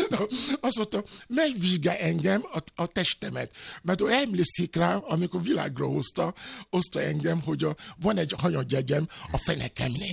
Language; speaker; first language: Hungarian; non-native, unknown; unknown